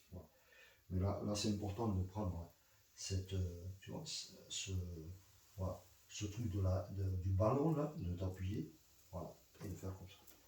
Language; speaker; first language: French; native; French